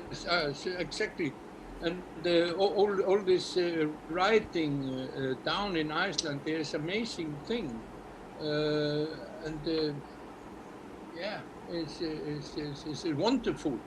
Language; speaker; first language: English; non-native, learner; Icelandic